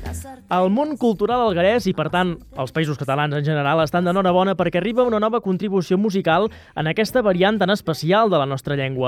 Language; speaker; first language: Catalan; native; Catalan